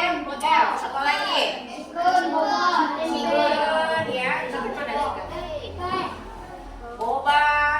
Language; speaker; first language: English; non-native, learner; Indonesian